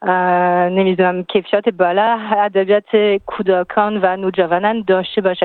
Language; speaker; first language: Persian; non-native, fluent; French